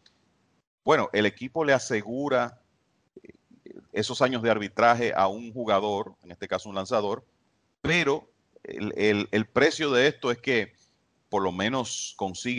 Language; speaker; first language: Spanish; native; Spanish